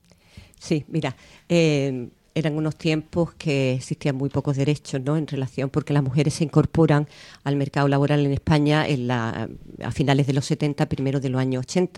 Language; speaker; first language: Spanish; native; Spanish